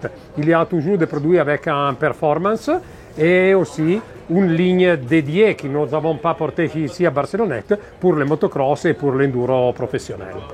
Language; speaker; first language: French; non-native, fluent; Italian